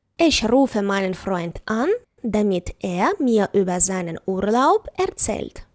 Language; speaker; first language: German; non-native, fluent; Ukrainian